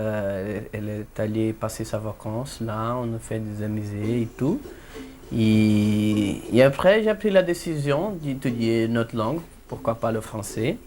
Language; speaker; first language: French; non-native, learner; Portuguese